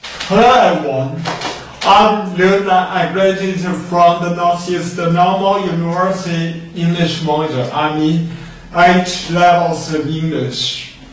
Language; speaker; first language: English; non-native, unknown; Chinese